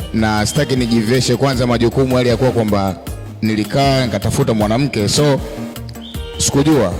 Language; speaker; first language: Swahili; native; Swahili